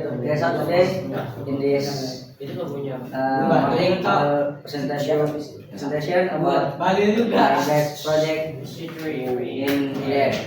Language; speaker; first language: English; non-native, learner; Indonesian